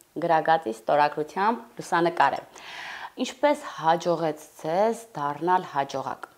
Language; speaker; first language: Armenian; native; Armenian